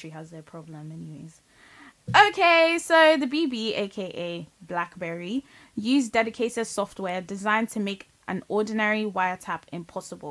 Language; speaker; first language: English; non-native, local second language; Yoruba